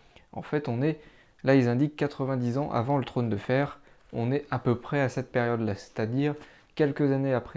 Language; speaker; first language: French; native; French